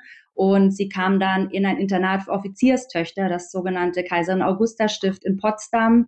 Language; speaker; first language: German; native; German